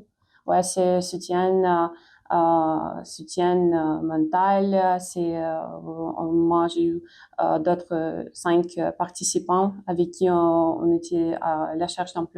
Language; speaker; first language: French; non-native, fluent; Ukrainian